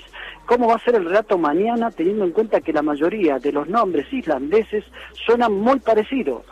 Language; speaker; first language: Spanish; native; Spanish